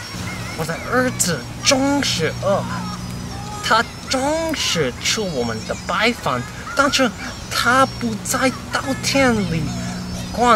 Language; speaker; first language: Chinese; non-native, learner; English